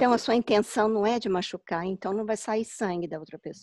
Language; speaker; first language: Portuguese; native; Portuguese